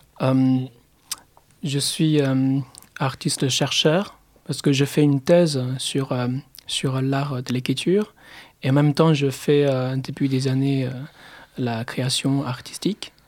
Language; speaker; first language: French; non-native, fluent; Chinese